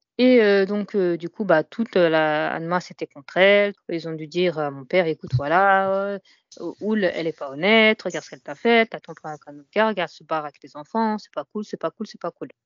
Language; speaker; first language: French; native; French